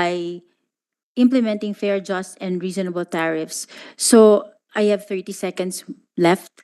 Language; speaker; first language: English; non-native, local second language; Filipino